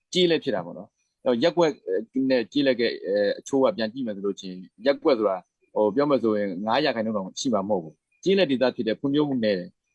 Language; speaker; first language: Burmese; native; Burmese